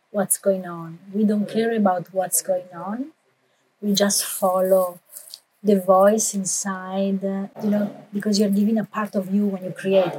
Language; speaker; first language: English; non-native, learner; Italian